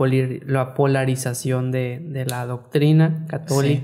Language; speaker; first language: Spanish; native; Spanish